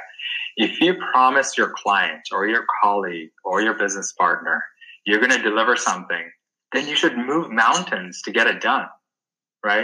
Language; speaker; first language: English; non-native, local second language; Sinhala